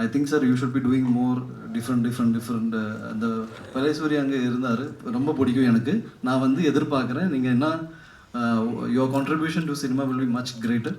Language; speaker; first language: Tamil; non-native, learner; Malayalam